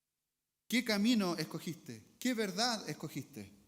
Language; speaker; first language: Spanish; native; Spanish